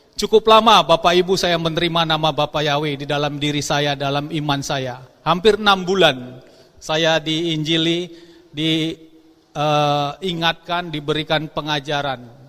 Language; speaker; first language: Indonesian; non-native, local second language; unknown